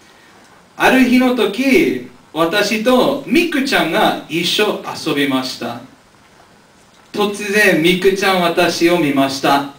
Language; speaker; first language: Japanese; non-native, learner; English